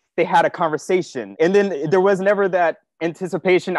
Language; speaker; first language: English; native; English